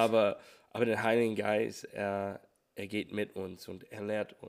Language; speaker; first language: German; non-native, learner; English